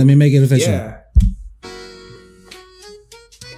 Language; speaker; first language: English; non-native, local second language; Filipino